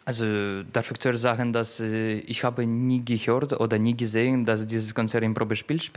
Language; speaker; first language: German; non-native, learner; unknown